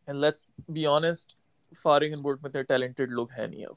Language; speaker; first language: English; native; English